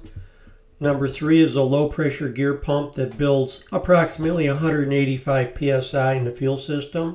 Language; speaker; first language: English; native; English